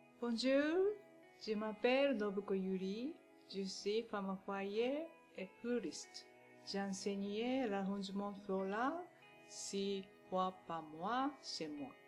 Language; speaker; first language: French; non-native, learner; Japanese